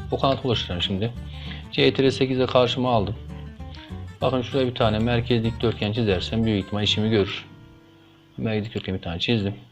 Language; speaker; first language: Turkish; native; Turkish